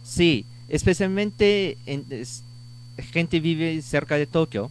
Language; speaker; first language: Spanish; non-native, learner; Japanese